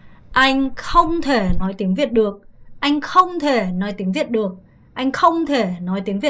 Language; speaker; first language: Vietnamese; non-native, fluent; Korean